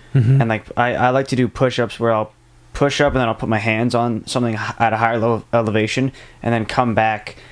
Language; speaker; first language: English; native; English